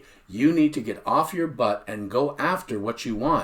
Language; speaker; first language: English; native; English